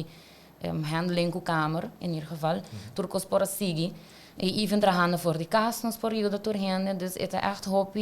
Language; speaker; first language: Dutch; non-native, local second language; Papiamento